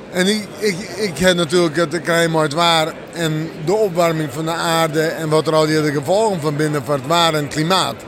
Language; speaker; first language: Dutch; non-native, local second language; Western Frisian